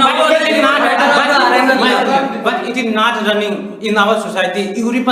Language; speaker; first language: English; non-native, learner; Hindi